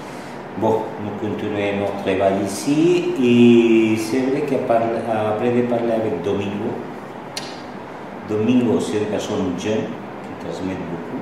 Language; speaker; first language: French; non-native, learner; Spanish